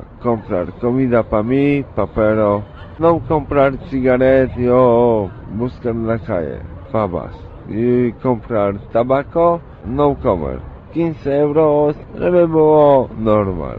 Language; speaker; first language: Spanish; non-native, learner; Polish